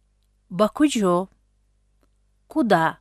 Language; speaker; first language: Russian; non-native, local second language; Tajik